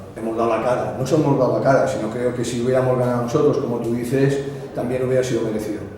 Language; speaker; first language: Spanish; non-native, local second language; Catalan